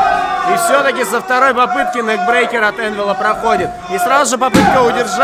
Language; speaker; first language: Russian; native; Russian